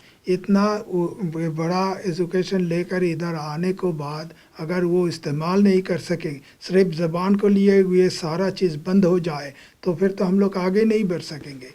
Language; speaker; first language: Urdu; non-native, fluent; Bangla